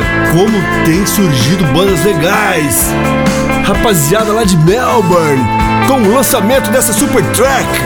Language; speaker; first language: Portuguese; native; Portuguese